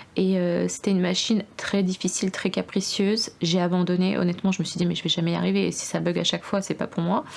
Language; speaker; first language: French; early bilingual, other home language; Russian